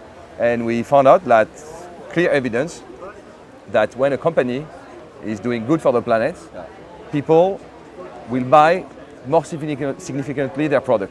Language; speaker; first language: English; non-native, fluent; French